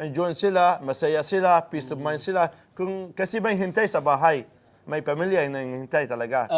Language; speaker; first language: Filipino; non-native, learner; Arabic